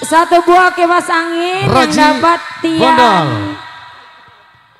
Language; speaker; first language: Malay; non-native, local second language; Javanese